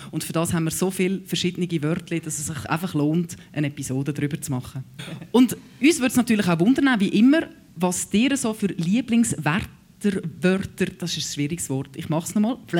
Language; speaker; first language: German; native; German